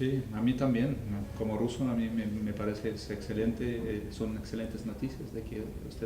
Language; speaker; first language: Spanish; non-native, fluent; Russian